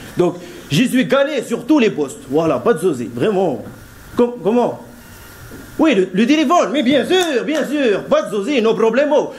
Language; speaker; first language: French; native; French